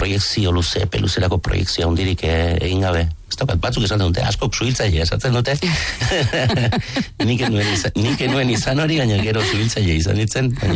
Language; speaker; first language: Basque; native; Basque